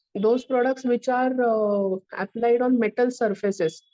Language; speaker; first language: Hindi; non-native, local second language; Marathi